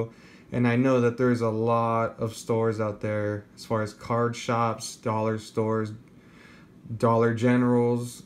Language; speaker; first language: English; native; English